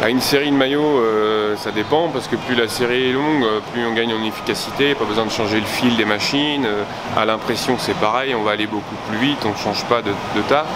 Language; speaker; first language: French; native; French